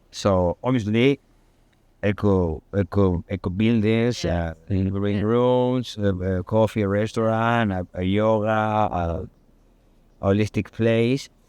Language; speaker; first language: English; non-native, learner; Spanish